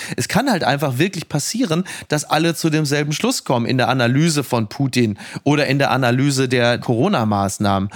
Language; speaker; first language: German; native; German